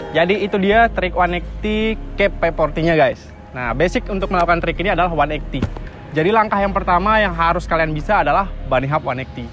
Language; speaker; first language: Indonesian; native; Indonesian